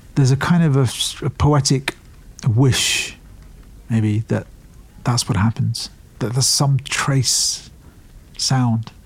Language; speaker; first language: English; early bilingual, other home language; Urdu